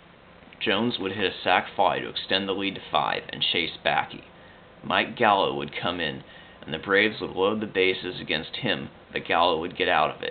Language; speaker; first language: English; native; English